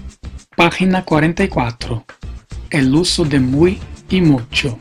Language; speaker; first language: Spanish; non-native, fluent; Portuguese